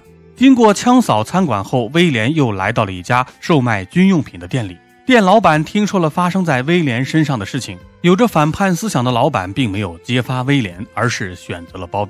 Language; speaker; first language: Chinese; native; Chinese